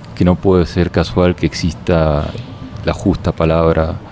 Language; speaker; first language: Spanish; native; Spanish